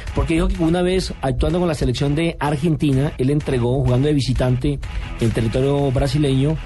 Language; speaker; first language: Spanish; native; Spanish